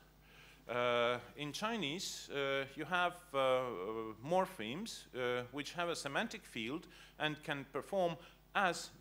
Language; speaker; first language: English; non-native, fluent; Estonian